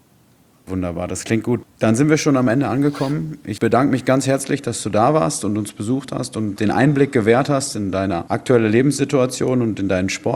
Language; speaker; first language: German; native; German